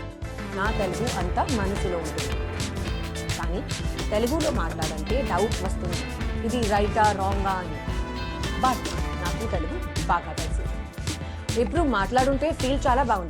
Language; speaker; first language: Telugu; non-native, local second language; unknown